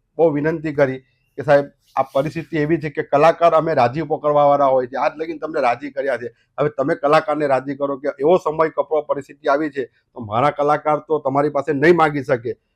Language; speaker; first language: Gujarati; native; Gujarati